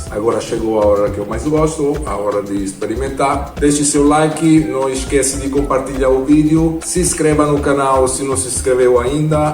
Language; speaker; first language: Portuguese; non-native, fluent; Italian